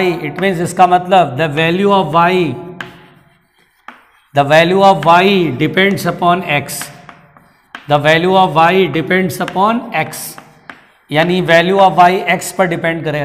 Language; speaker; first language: Hindi; native; Hindi